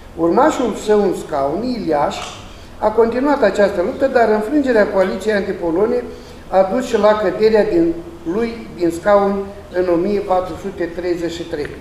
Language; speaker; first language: Romanian; native; Romanian